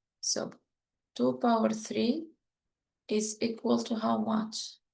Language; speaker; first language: English; non-native, fluent; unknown